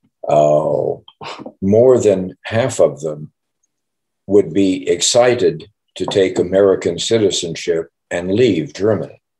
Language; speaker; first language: English; native; English